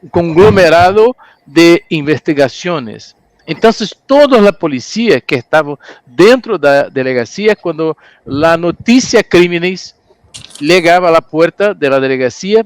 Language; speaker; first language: Spanish; non-native, learner; Portuguese